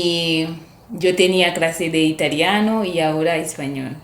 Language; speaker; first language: Spanish; non-native, learner; Haitian Creole